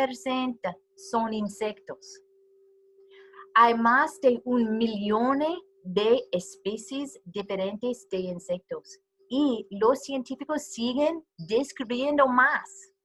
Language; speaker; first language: Spanish; non-native, learner; English